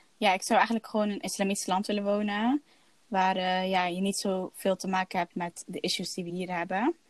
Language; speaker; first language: Dutch; early bilingual, other home language; Somali